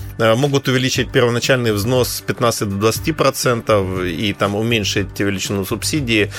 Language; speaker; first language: Russian; native; Russian